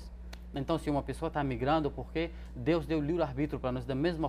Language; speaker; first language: Portuguese; non-native, fluent; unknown